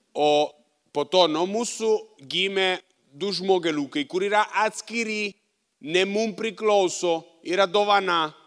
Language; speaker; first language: Lithuanian; non-native, fluent; Italian